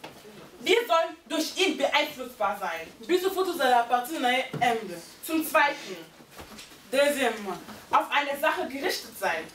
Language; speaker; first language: German; early bilingual, heritage; Lingala